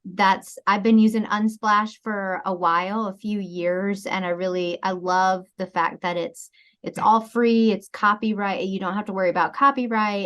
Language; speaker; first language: English; native; English